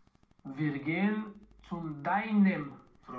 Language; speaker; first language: German; non-native, learner; Romanian